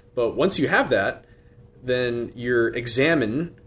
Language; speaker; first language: English; native; English